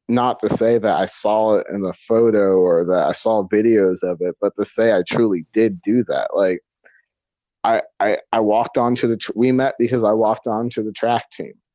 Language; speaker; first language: English; native; English